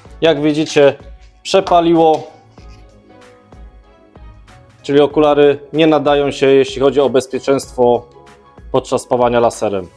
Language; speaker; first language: Polish; native; Polish